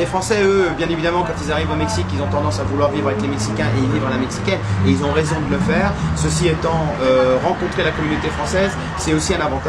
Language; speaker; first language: French; native; French